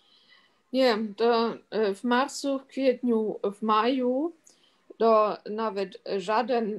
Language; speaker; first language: Polish; non-native, fluent; German